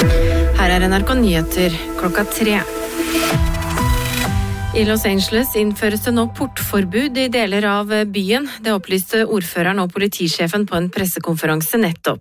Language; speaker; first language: Norwegian; native; Norwegian